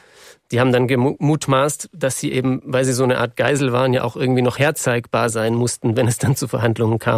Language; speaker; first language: German; native; German